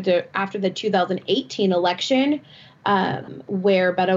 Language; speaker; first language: English; native; English